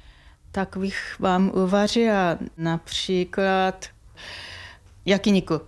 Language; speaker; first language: Czech; non-native, fluent; Japanese